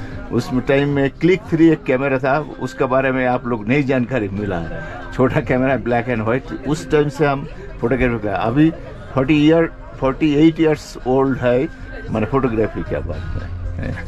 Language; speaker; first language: Hindi; non-native, local second language; Bangla